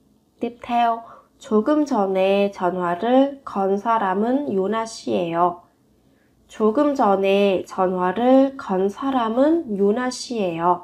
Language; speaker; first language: Korean; non-native, fluent; Vietnamese